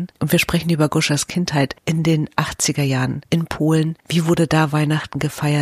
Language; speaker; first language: German; native; German